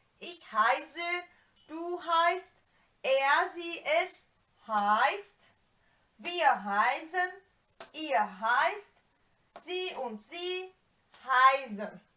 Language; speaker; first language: German; non-native, fluent; Turkish